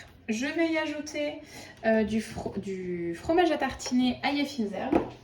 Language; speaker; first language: French; native; French